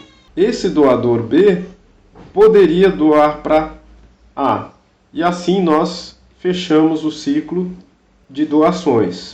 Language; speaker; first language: Portuguese; native; Portuguese